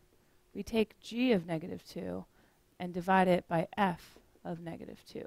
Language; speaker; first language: English; native; English